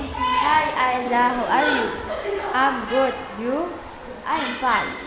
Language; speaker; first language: English; non-native, learner; Indonesian